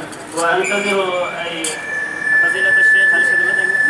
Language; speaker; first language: Arabic; non-native, learner; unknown